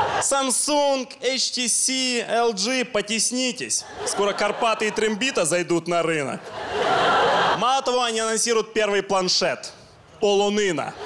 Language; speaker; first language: Russian; non-native, local second language; Ukrainian